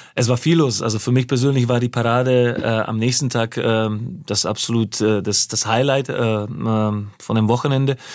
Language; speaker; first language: German; non-native, fluent; Slovak